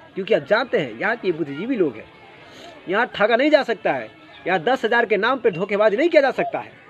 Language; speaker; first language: Hindi; native; Hindi